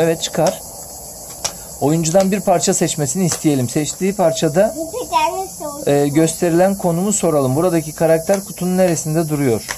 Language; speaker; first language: Turkish; native; Turkish